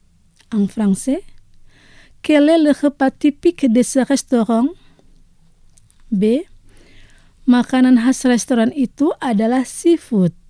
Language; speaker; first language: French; non-native, fluent; Indonesian